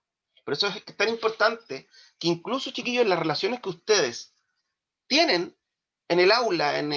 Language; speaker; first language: Spanish; native; Spanish